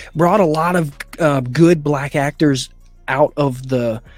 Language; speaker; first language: English; native; English